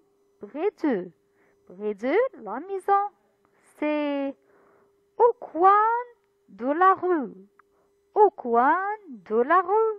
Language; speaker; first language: French; non-native, fluent; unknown